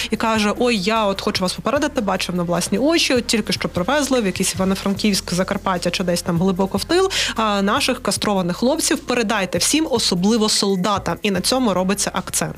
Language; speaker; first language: Ukrainian; native; Ukrainian